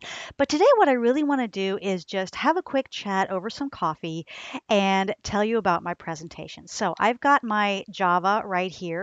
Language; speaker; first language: English; native; English